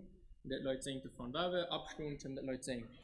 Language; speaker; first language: German; non-native, learner; Low German